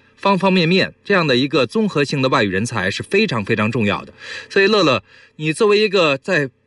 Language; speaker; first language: Chinese; native; Chinese